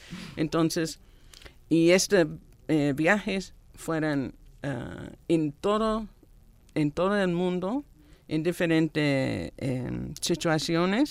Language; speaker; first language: Spanish; non-native, fluent; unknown